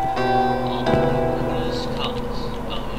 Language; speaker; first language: English; native; English